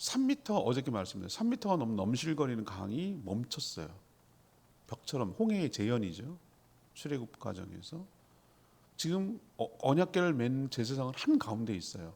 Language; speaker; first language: Korean; native; Korean